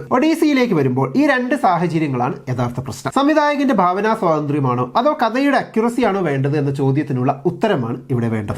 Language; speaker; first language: Malayalam; native; Malayalam